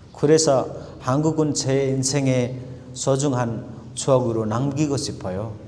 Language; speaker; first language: Korean; non-native, fluent; Nepali